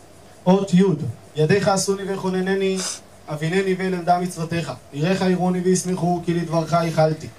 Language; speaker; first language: Hebrew; native; Hebrew